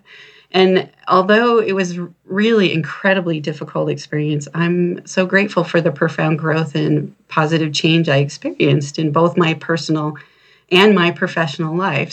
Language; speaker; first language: English; native; English